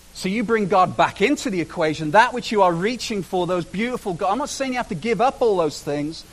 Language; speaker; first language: English; native; English